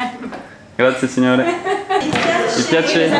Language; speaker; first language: Italian; non-native, fluent; French